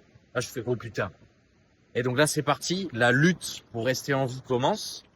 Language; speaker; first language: French; native; French